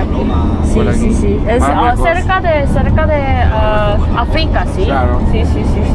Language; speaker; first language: Spanish; non-native, learner; Korean